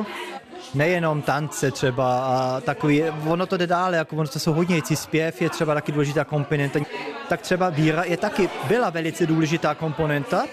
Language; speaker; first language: Czech; early bilingual, heritage; Czech